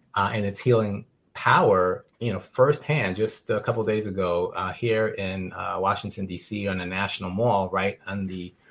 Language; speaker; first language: English; native; English